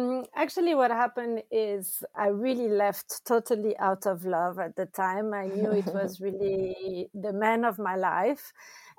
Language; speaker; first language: English; non-native, fluent; French